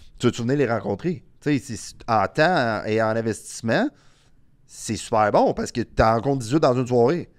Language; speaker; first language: French; native; French